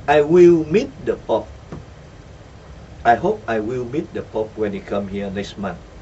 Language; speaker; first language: English; non-native, fluent; Vietnamese